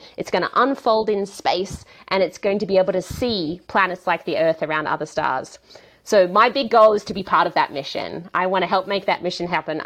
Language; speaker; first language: English; native; English